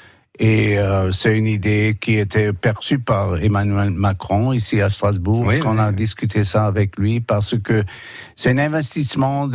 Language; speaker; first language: French; non-native, fluent; German